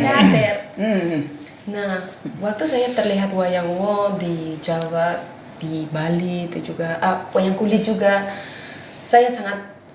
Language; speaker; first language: Indonesian; non-native, fluent; Spanish